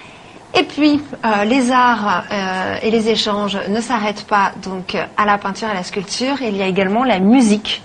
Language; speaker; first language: French; native; French